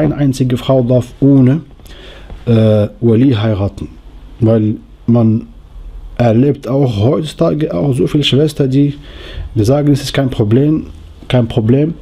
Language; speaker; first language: German; non-native, learner; Arabic